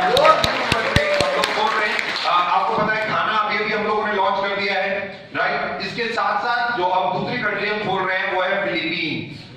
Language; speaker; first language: Hindi; native; Hindi